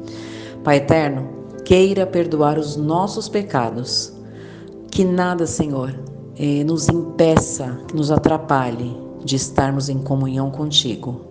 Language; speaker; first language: Portuguese; native; Portuguese